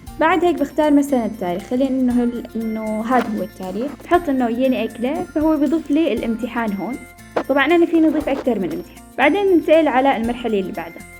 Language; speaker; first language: Arabic; native; Arabic